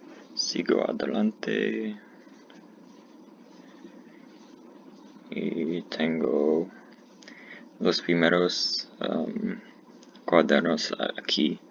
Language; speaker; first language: Spanish; non-native, learner; English